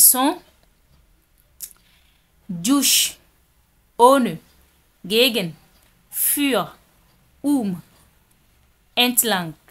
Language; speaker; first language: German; non-native, fluent; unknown